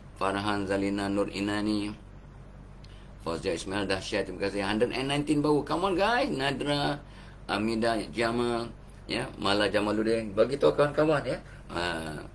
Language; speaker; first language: Malay; native; Malay